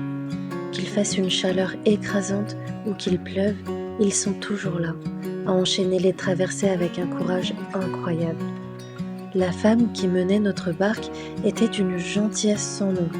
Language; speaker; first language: French; native; French